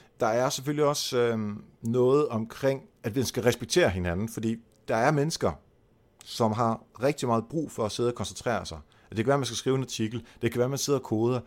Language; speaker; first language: Danish; non-native, fluent; Dutch